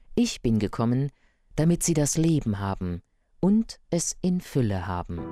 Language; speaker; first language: German; native; German